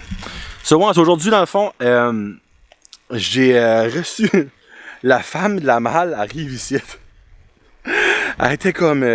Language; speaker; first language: French; native; French